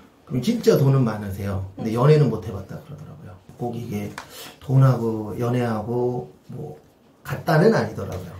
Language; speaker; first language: Korean; native; Korean